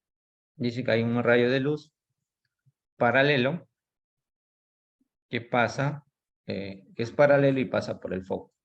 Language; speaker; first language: Spanish; native; Spanish